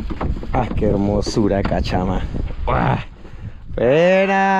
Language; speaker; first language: Spanish; native; Spanish